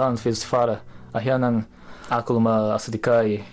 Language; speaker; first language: Arabic; non-native, fluent; Japanese